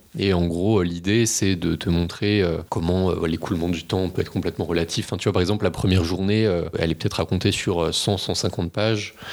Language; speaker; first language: French; native; French